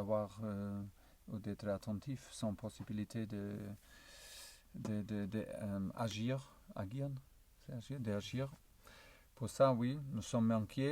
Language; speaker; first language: French; non-native, learner; German